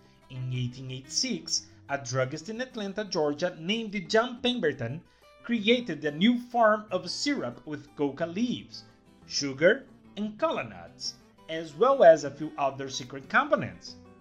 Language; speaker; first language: English; non-native, fluent; Portuguese